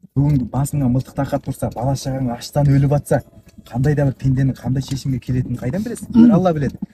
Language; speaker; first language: Kazakh; early bilingual, heritage; Kazakh